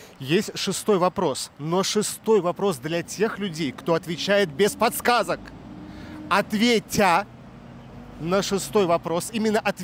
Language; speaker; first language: Russian; native; Russian